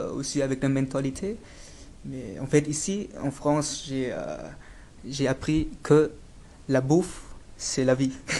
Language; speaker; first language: French; non-native, fluent; German